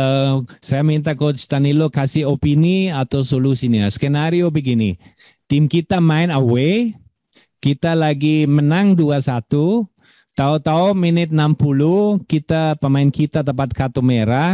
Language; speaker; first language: Indonesian; non-native, fluent; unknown